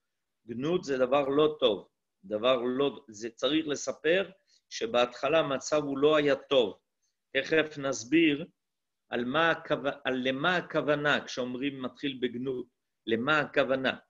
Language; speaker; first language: Hebrew; non-native, fluent; French